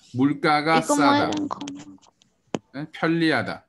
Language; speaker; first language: Korean; early bilingual, heritage; Korean